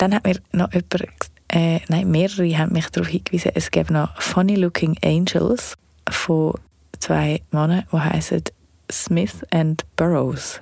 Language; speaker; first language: German; native; German